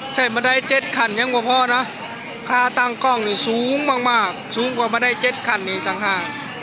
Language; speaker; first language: Thai; native; Thai